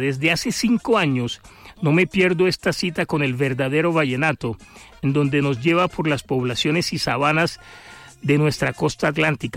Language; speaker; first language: Spanish; native; Spanish